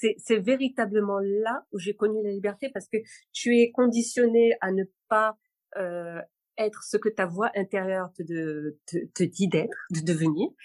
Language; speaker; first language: French; non-native, local second language; Arabic